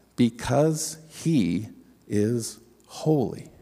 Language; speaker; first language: English; native; English